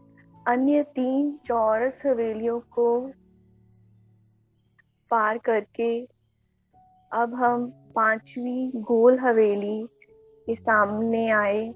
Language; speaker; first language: Hindi; native; Hindi